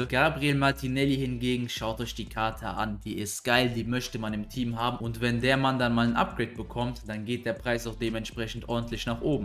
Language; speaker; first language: German; native; German